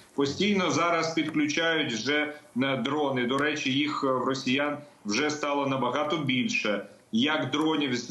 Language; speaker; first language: Ukrainian; native; Ukrainian